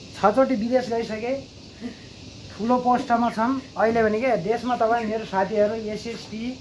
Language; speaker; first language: Nepali; native; Nepali